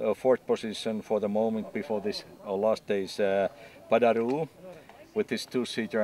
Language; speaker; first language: English; non-native, fluent; Finnish